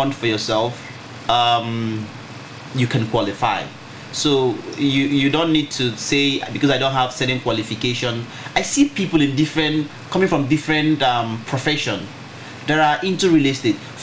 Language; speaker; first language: English; non-native, local second language; Igbo